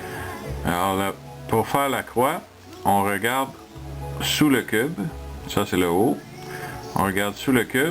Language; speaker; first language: French; native; French